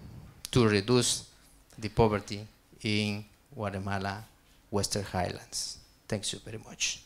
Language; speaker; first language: English; non-native, learner; Spanish